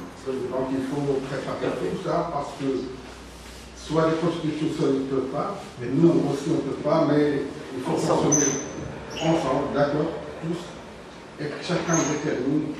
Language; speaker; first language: French; non-native, local second language; Arabic